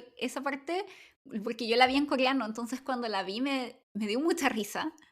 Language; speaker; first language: Spanish; native; Spanish